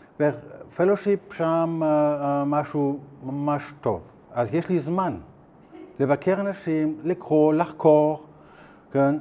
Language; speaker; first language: Hebrew; non-native, learner; German